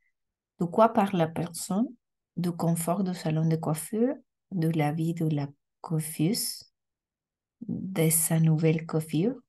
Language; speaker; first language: French; non-native, learner; Spanish